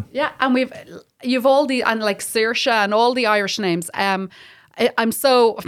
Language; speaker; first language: English; native; English